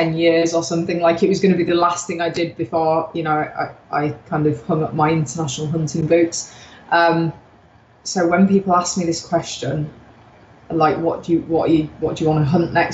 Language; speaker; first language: English; native; English